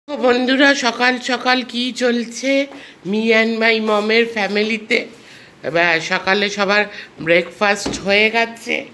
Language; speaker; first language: Bangla; native; Bangla